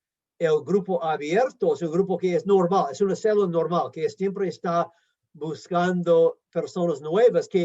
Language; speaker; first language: Spanish; non-native, fluent; English